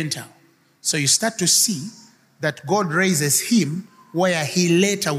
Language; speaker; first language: English; non-native, local second language; Ganda